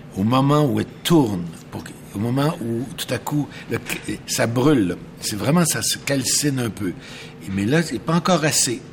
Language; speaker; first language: French; native; French